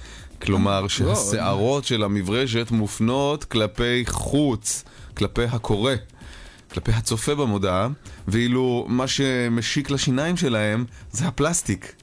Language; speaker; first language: Hebrew; native; Hebrew